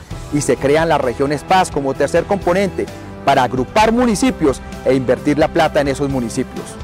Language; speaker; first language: Spanish; native; Spanish